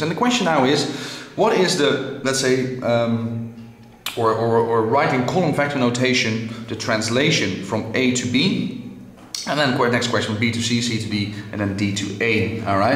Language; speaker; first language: English; non-native, fluent; Dutch